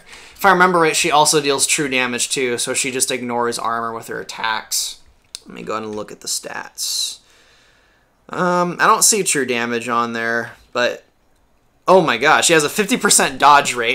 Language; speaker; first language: English; native; English